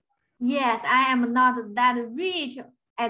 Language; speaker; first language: English; non-native, fluent; Chinese